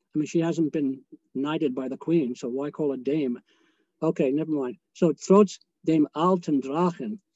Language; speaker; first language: English; native; English